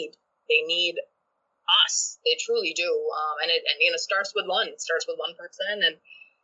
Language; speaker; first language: English; non-native, local second language; Urdu